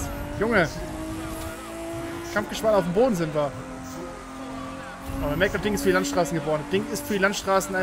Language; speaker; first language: German; native; German